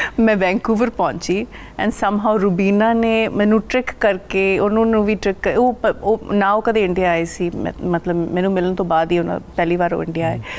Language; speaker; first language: Punjabi; early bilingual, heritage; Punjabi